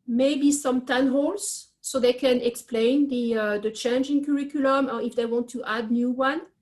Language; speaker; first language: English; non-native, fluent; French